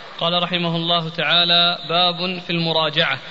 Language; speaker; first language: Arabic; native; Arabic